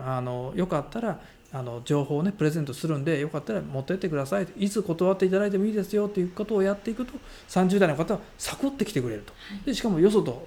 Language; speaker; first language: Japanese; native; Japanese